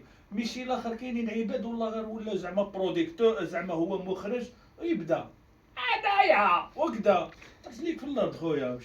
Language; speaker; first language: Arabic; native; Arabic